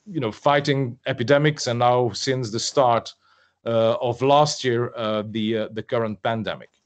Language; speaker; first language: English; non-native, fluent; French